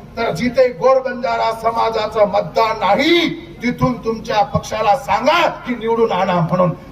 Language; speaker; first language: Marathi; non-native, local second language; Lambadi